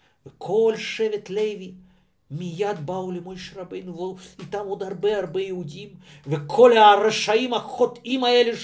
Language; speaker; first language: Hebrew; non-native, fluent; Russian